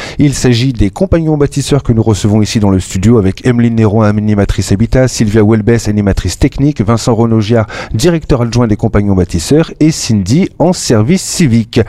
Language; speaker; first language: French; native; French